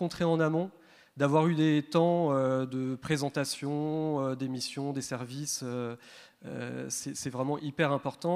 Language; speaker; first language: French; native; French